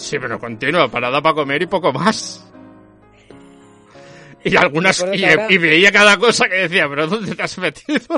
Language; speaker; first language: Spanish; native; Spanish